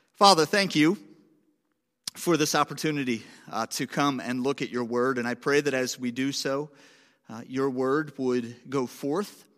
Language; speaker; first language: English; native; English